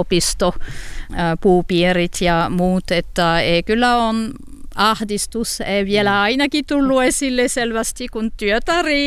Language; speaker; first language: Finnish; non-native, learner; French